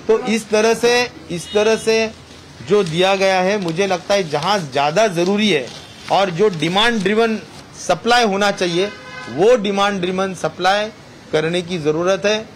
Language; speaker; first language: Hindi; non-native, local second language; Marathi